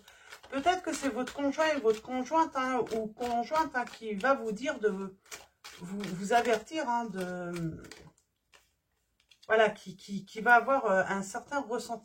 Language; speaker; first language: French; native; French